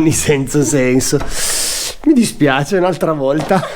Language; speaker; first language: Italian; native; Italian